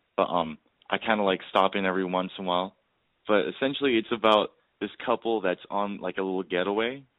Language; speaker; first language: English; native; English